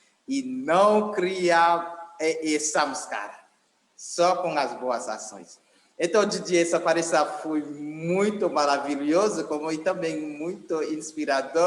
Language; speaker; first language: Portuguese; non-native, fluent; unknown